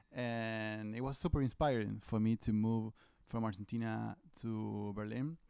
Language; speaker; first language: English; non-native, fluent; Spanish